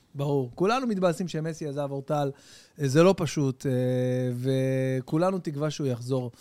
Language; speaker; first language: Hebrew; early bilingual, heritage; Dutch